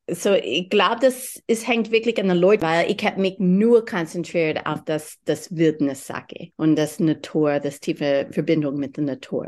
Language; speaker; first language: German; non-native, learner; English